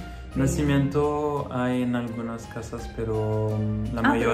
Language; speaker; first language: Spanish; non-native, learner; French